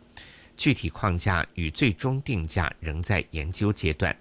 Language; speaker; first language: Chinese; native; Chinese